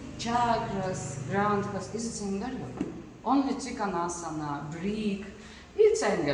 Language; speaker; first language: English; non-native, learner; Russian